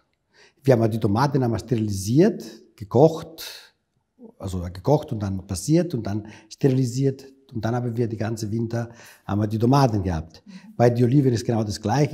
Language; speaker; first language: German; non-native, fluent; Italian